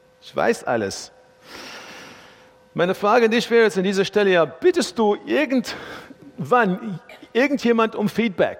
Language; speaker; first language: German; non-native, fluent; English